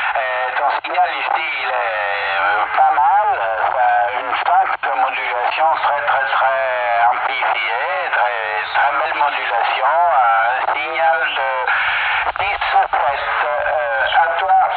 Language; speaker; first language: French; early bilingual, heritage; Italian